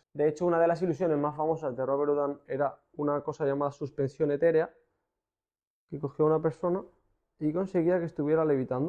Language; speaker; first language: Spanish; native; Spanish